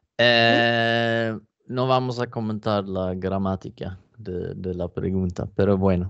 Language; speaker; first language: Spanish; non-native, learner; Norwegian